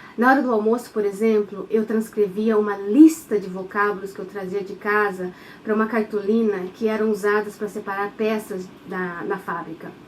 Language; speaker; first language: Portuguese; native; Portuguese